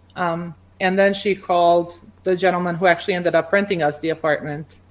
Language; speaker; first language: English; early bilingual, other home language; Croatian